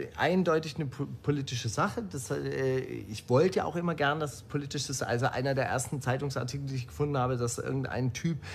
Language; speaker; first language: German; native; German